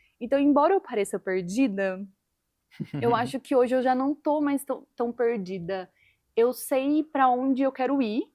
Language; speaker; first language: Portuguese; native; Portuguese